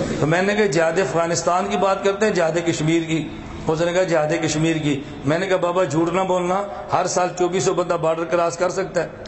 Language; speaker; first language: Urdu; non-native, local second language; Punjabi